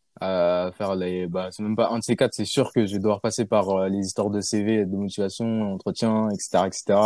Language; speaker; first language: French; early bilingual, other home language; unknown